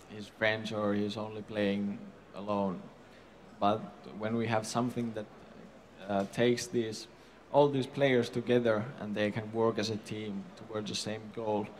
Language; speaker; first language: English; non-native, fluent; Finnish